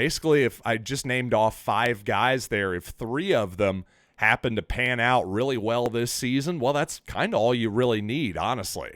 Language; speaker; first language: English; native; English